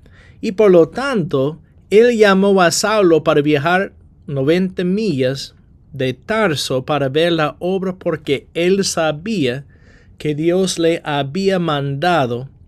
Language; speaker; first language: Spanish; non-native, fluent; English